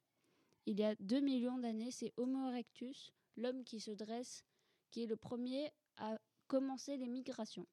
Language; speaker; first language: French; native; French